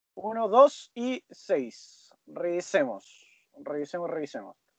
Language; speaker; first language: Spanish; native; Spanish